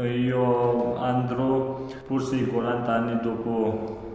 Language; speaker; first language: Italian; non-native, learner; Pashto